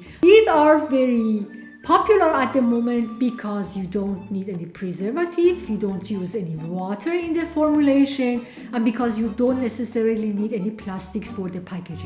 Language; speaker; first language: English; non-native, fluent; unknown